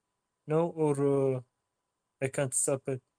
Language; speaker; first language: English; non-native, learner; French